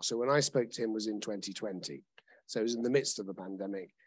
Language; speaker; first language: English; native; English